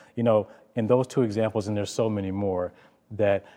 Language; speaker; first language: English; native; English